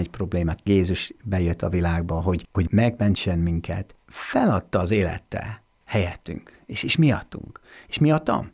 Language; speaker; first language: Hungarian; non-native, fluent; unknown